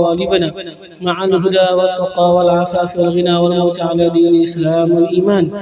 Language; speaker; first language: Arabic; non-native, fluent; Indonesian